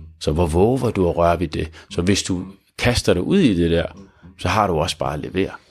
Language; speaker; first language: Danish; early bilingual, other home language; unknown